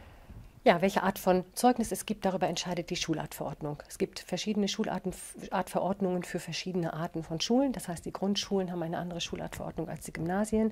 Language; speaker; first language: German; native; German